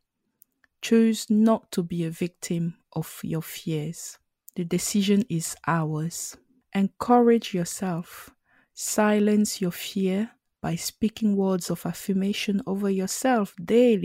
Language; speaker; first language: English; non-native, local second language; French